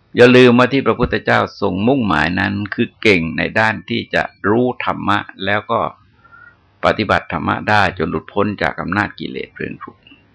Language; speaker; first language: Thai; native; Thai